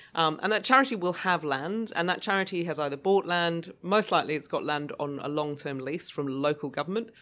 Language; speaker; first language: English; native; English